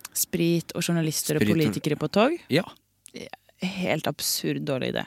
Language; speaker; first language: Norwegian; native; Norwegian